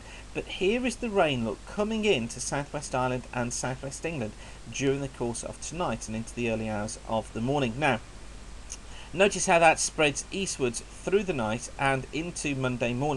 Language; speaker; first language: English; native; English